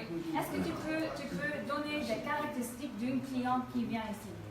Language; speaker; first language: French; non-native, fluent; Dutch